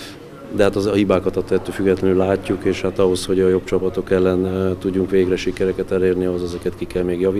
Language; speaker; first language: Hungarian; native; Hungarian